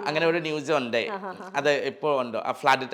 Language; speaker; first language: Malayalam; non-native, fluent; Assamese